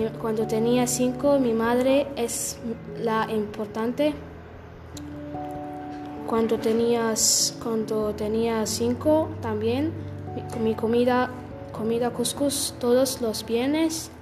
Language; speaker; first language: Spanish; non-native, learner; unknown